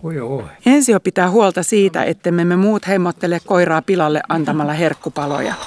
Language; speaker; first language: Finnish; native; Finnish